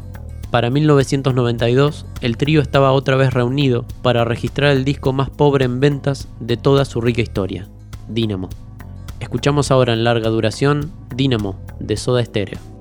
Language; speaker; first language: Spanish; native; Spanish